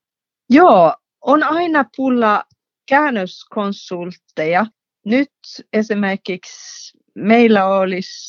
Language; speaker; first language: Finnish; non-native, fluent; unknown